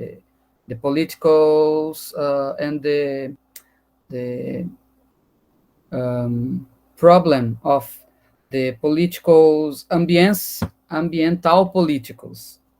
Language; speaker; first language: English; non-native, learner; Portuguese